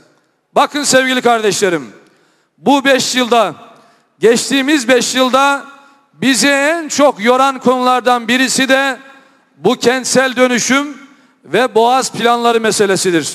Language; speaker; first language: Turkish; native; Turkish